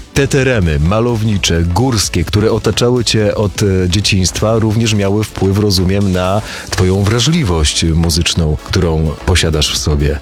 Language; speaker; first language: Polish; native; Polish